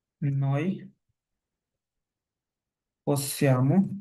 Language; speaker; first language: Italian; non-native, fluent; Bangla